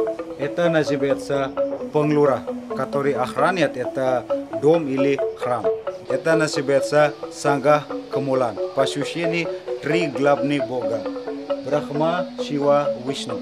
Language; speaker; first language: Russian; non-native, learner; Indonesian